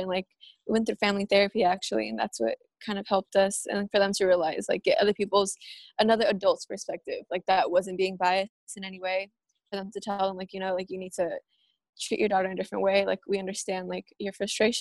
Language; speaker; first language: English; early bilingual, other home language; Spanish